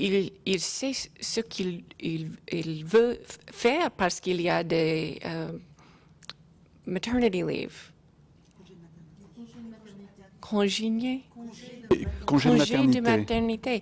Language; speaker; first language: French; non-native, learner; English